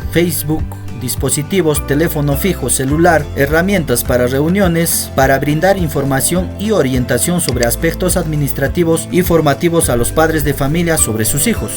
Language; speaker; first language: Spanish; native; Spanish